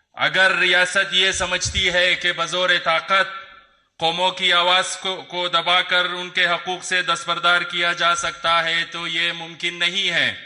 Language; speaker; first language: Urdu; non-native, local second language; Hazaragi